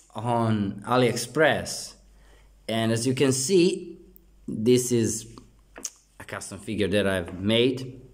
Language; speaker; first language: English; non-native, fluent; Croatian